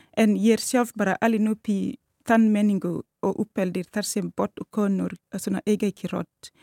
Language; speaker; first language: Icelandic; non-native, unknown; Swahili